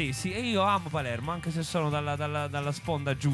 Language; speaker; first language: Italian; native; Italian